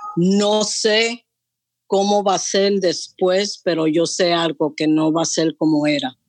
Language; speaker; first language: Spanish; early bilingual, heritage; Spanish